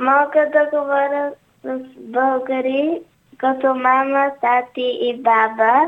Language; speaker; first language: Bulgarian; early bilingual, heritage; Bulgarian